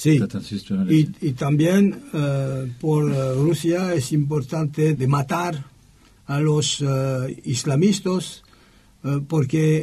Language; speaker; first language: Spanish; non-native, learner; French